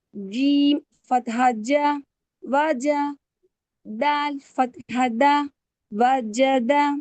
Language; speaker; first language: Arabic; non-native, learner; Telugu